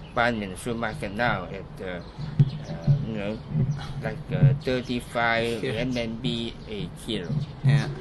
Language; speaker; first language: English; non-native, local second language; Cantonese